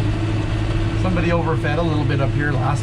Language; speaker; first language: English; native; English